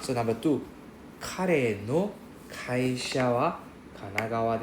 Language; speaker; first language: Japanese; non-native, fluent; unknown